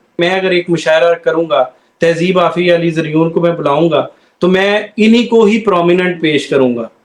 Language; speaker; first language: Urdu; non-native, local second language; Punjabi